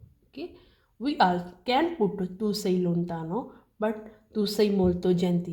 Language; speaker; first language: Italian; non-native, learner; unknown